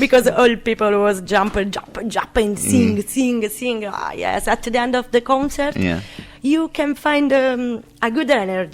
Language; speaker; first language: English; non-native, learner; Italian